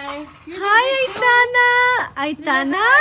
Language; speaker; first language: Spanish; early bilingual, heritage; Spanish